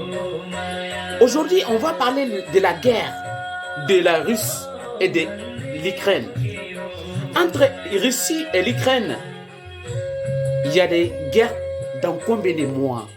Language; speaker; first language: French; non-native, local second language; Bambara